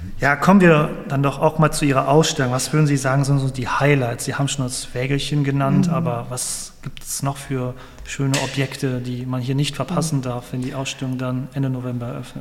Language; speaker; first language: German; native; German